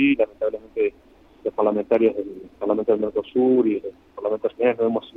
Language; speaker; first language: Spanish; native; Spanish